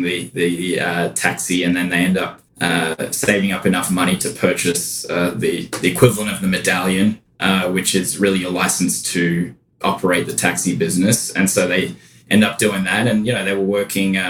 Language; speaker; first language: English; native; English